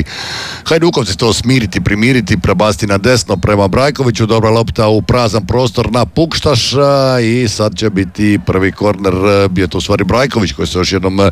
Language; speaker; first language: Serbian; native; Serbian